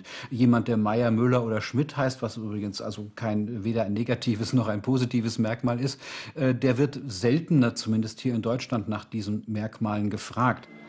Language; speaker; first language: German; native; German